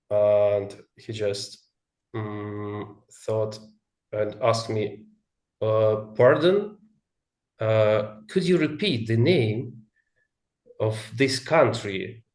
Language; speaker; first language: English; non-native, learner; Russian